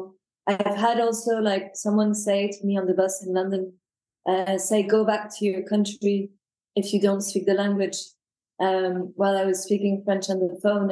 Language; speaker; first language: English; non-native, fluent; French